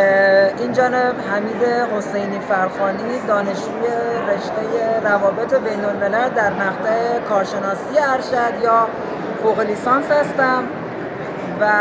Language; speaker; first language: Persian; native; Persian